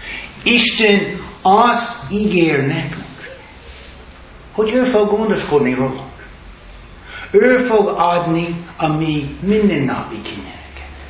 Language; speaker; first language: Hungarian; non-native, learner; English